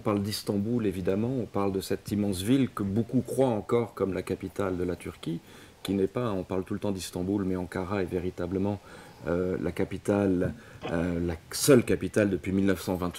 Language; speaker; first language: French; native; French